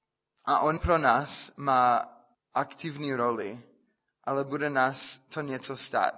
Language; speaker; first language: Czech; non-native, fluent; English